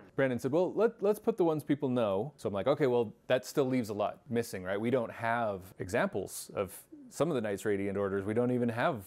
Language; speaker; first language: English; native; English